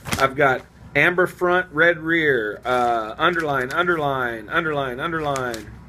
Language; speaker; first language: English; native; English